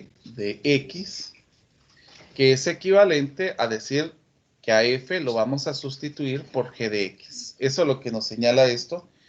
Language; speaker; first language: Spanish; native; Spanish